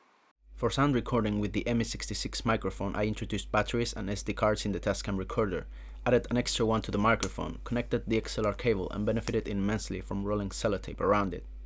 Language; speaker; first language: English; non-native, fluent; Spanish